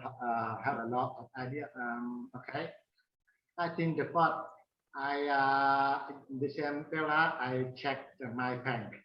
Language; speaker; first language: English; non-native, learner; Vietnamese